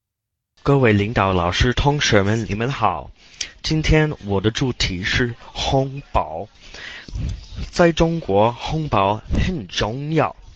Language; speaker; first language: Chinese; non-native, learner; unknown